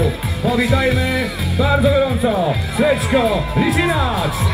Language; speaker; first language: Polish; native; Polish